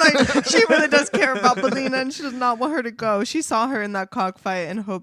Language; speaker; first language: English; native; English